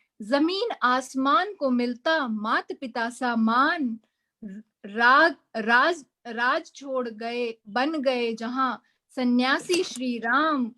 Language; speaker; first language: Hindi; native; Hindi